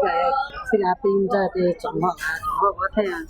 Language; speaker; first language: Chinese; non-native, local second language; Cantonese